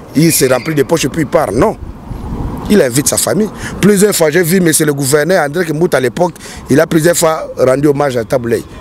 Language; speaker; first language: French; non-native, local second language; Lingala